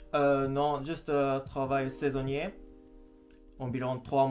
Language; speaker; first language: French; non-native, learner; Japanese